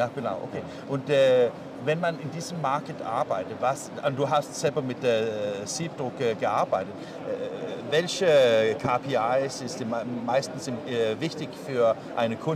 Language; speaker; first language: German; non-native, learner; Danish